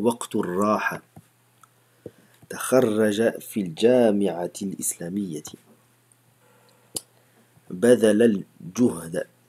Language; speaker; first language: Arabic; non-native, fluent; French